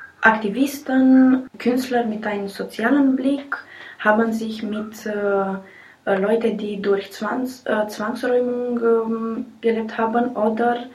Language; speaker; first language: German; non-native, learner; Romanian